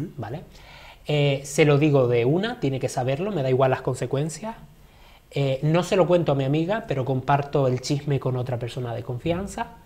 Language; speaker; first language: Spanish; native; Spanish